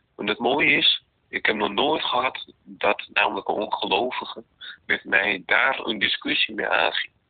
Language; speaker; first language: Dutch; native; Dutch